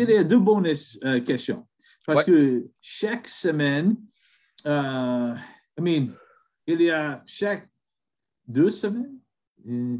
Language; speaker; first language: French; non-native, learner; English